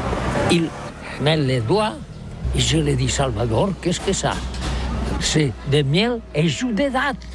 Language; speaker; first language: French; non-native, learner; Catalan